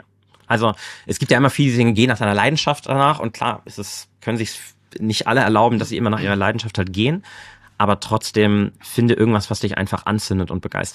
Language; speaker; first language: German; native; German